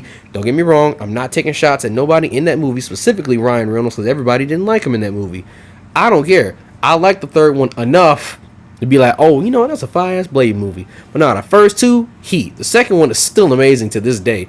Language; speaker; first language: English; native; English